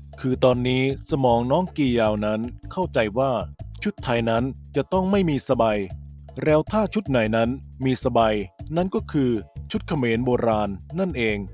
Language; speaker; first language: Thai; native; Thai